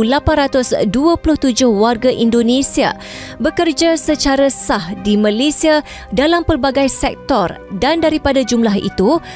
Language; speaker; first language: Malay; native; Malay